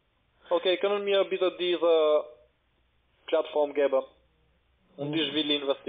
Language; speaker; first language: German; non-native, learner; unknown